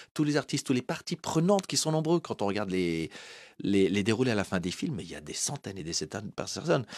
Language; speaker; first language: French; early bilingual, other home language; Portuguese